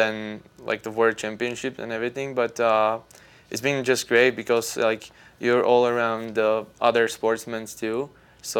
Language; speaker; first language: English; non-native, fluent; Czech